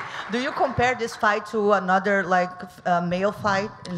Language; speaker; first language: English; non-native, fluent; Portuguese